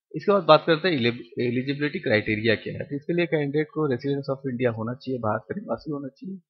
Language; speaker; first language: Hindi; non-native, local second language; Bangla